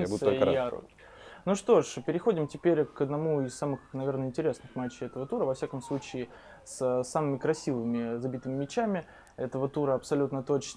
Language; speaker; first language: Russian; native; Russian